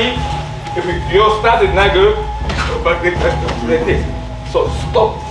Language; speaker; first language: English; non-native, learner; Japanese